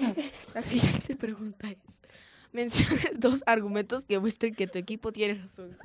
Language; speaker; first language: Spanish; native; Spanish